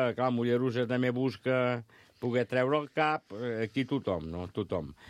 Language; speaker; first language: Catalan; native; Catalan